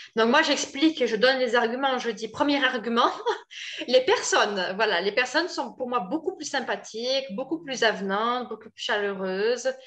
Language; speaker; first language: French; native; French